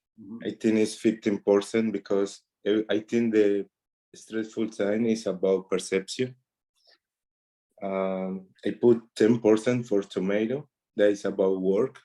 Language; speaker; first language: English; non-native, learner; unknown